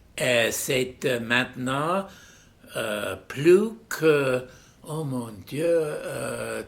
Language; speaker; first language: French; non-native, fluent; English